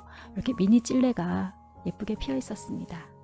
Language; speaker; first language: Korean; native; Korean